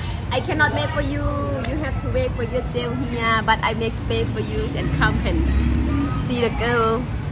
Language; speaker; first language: English; non-native, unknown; Thai